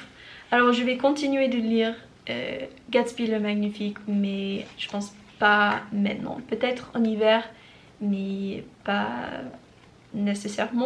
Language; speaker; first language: French; non-native, learner; English